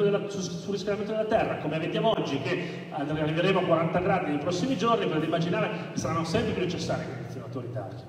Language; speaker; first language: Italian; native; Italian